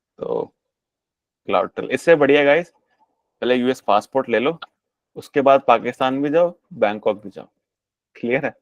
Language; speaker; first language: Hindi; native; Hindi